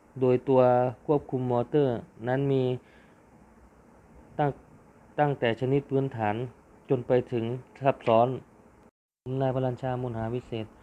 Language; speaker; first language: Thai; native; Thai